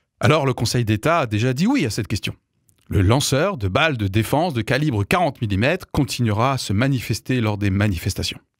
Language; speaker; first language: French; native; French